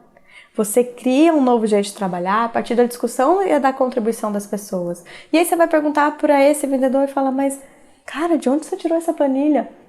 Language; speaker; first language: Portuguese; native; Portuguese